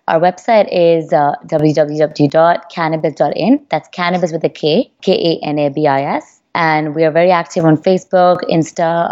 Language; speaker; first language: English; non-native, local second language; Hindi